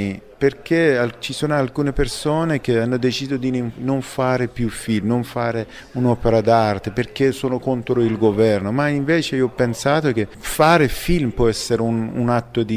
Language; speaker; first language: Italian; non-native, fluent; Persian